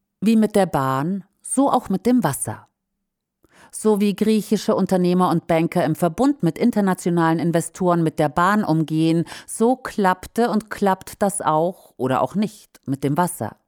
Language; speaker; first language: German; native; German